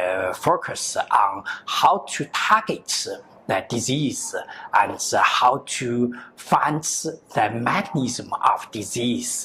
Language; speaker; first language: English; non-native, learner; Chinese